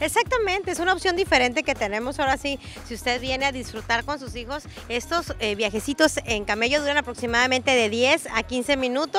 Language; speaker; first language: Spanish; native; Spanish